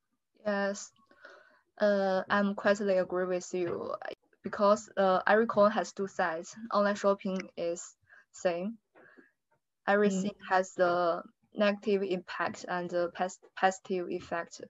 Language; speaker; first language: English; non-native, learner; Chinese